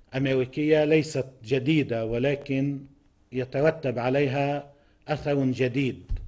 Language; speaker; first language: Arabic; native; Arabic